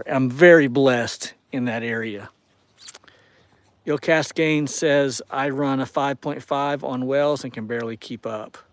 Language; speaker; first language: English; native; English